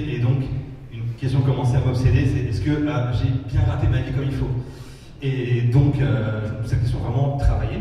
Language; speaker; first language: French; native; French